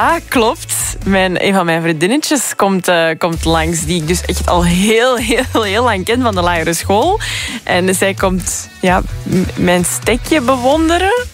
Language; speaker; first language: Dutch; native; Dutch